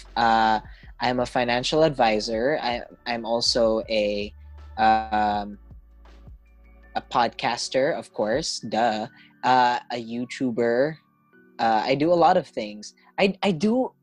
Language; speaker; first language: English; non-native, local second language; Cebuano